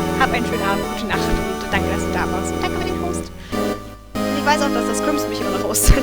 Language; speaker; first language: German; native; German